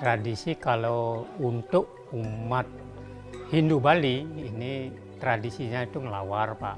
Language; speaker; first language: Indonesian; native; Indonesian